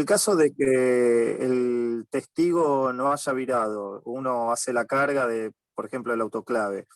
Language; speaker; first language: Spanish; native; Spanish